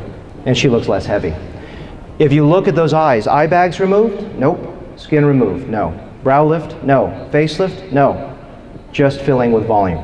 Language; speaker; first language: English; native; English